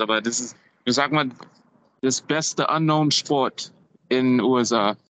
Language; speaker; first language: German; non-native, fluent; English